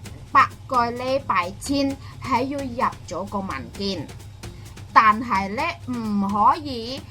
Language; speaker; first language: Cantonese; non-native, fluent; Indonesian